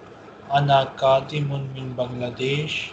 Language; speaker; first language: Arabic; non-native, fluent; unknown